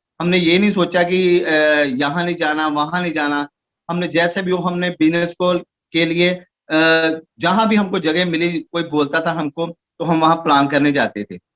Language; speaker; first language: Hindi; non-native, local second language; Punjabi